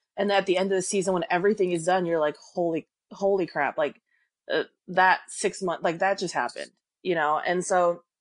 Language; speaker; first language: English; early bilingual, other home language; Korean